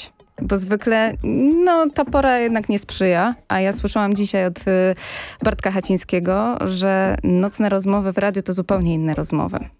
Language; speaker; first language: Polish; native; Polish